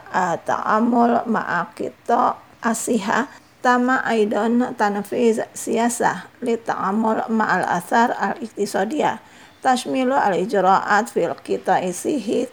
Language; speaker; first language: Arabic; non-native, fluent; Indonesian